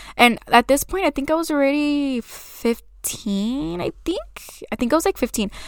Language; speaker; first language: English; early bilingual, other home language; Spanish